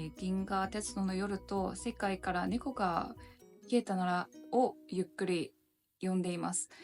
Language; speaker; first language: Japanese; non-native, learner; Chinese